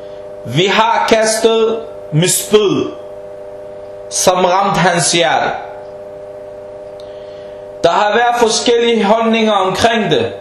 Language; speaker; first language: Danish; early bilingual, heritage; Danish